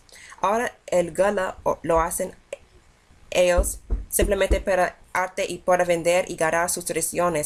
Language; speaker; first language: Spanish; non-native, learner; English